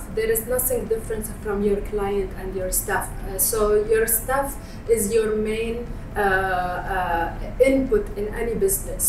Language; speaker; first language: English; non-native, fluent; Arabic